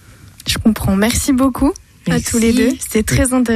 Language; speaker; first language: French; native; French